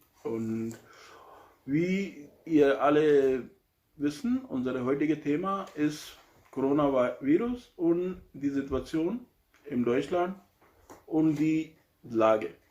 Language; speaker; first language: German; non-native, learner; Urdu